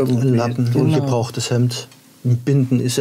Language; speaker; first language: German; native; German